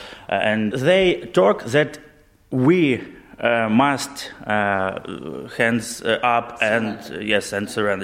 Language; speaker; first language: English; non-native, learner; Ukrainian